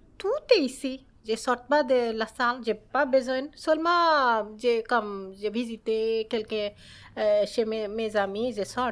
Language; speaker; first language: French; non-native, learner; Bangla